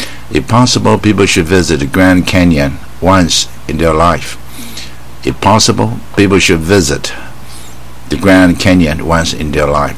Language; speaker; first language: English; non-native, fluent; Chinese